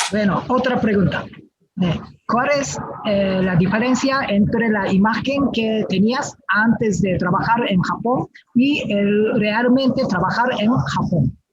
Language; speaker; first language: Spanish; non-native, fluent; Japanese